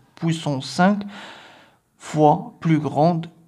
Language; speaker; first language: French; non-native, local second language; Arabic